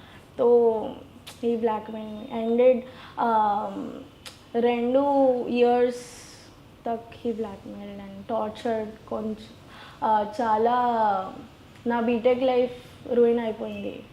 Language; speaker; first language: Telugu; non-native, learner; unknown